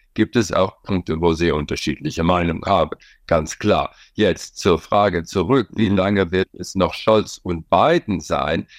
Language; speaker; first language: German; non-native, fluent; English